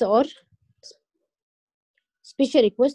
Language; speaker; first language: Arabic; native; Arabic